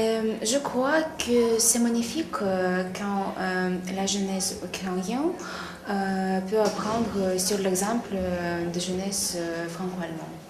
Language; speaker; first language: French; non-native, fluent; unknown